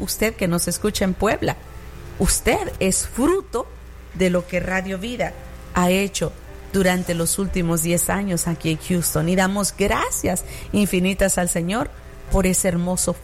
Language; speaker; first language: Spanish; native; Spanish